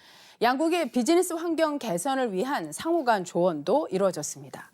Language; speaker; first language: Korean; native; Korean